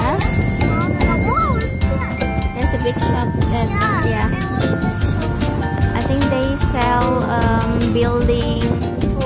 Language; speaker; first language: English; non-native, learner; Indonesian